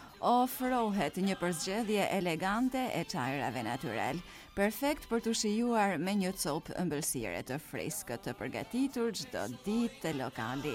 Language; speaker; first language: Albanian; native; Albanian